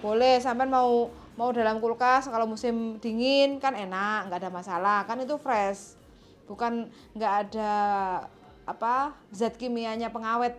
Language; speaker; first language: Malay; non-native, local second language; Javanese